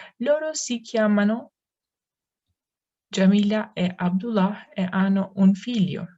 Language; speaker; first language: Italian; non-native, fluent; Turkish